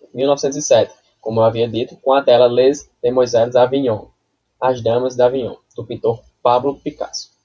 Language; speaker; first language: Portuguese; native; Portuguese